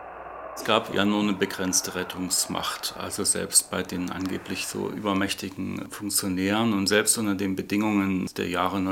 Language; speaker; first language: German; native; German